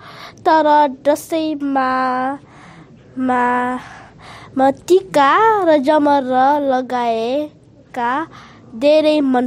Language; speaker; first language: Nepali; early bilingual, heritage; Nepali